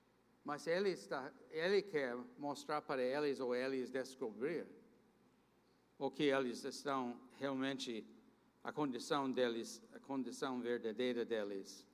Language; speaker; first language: Portuguese; non-native, fluent; English